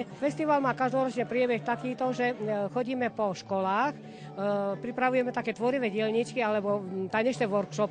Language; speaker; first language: Slovak; native; Slovak